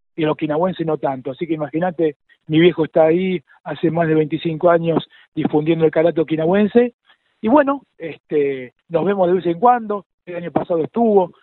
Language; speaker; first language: Spanish; native; Spanish